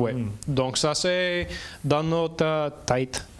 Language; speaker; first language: French; non-native, learner; English